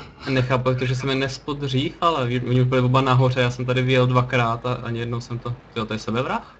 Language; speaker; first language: Czech; native; Czech